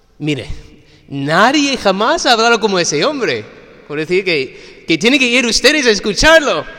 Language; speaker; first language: Spanish; non-native, fluent; English